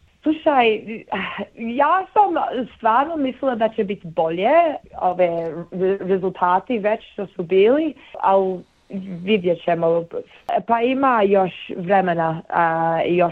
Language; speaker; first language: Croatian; early bilingual, heritage; Bosnian